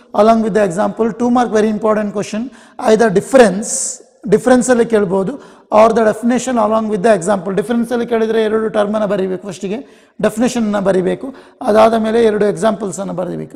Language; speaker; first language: English; non-native, local second language; Kannada